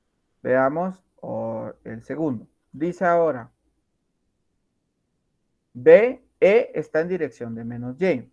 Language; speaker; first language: Spanish; native; Spanish